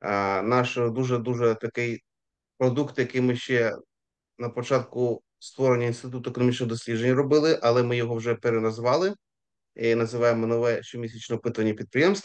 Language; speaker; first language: Ukrainian; native; Ukrainian